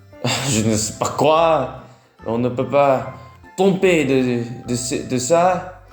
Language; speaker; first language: French; non-native, learner; Vietnamese